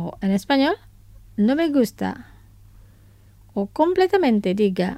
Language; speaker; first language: Spanish; non-native, fluent; Indonesian